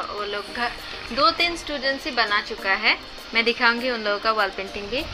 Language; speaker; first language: Hindi; non-native, local second language; Bangla